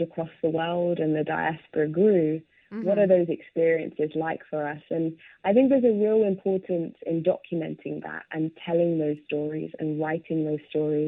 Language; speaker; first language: English; native; English